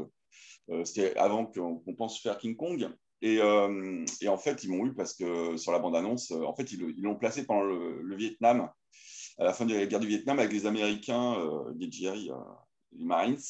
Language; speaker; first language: French; native; French